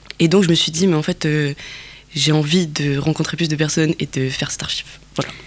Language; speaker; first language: French; non-native, local second language; Kabyle